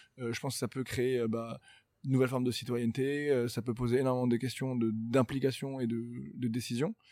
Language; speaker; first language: French; non-native, local second language; Arabic